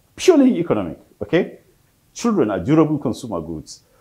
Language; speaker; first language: English; non-native, local second language; Hausa